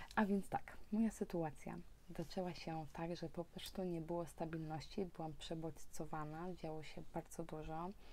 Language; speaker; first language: Polish; early bilingual, heritage; Polish